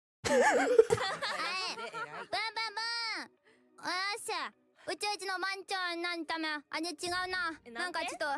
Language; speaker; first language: Japanese; native; Japanese